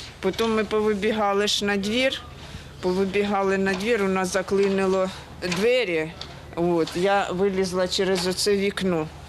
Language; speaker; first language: Ukrainian; native; Ukrainian